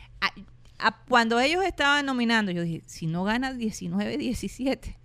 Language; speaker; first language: Spanish; native; Spanish